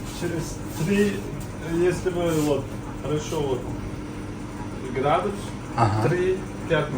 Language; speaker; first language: Russian; non-native, learner; Uzbek